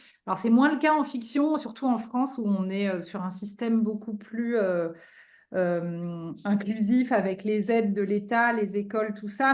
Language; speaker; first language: French; native; French